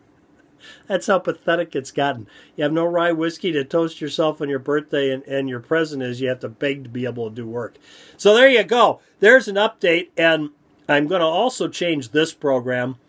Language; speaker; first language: English; native; English